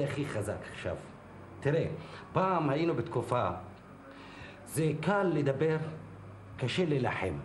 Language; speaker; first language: Hebrew; non-native, local second language; Arabic